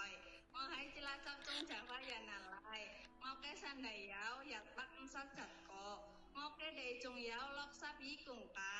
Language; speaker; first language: Cantonese; non-native, learner; Indonesian